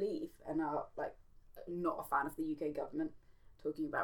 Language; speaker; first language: English; native; English